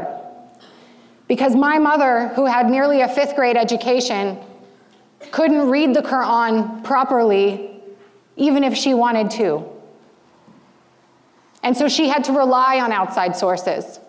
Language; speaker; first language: English; native; English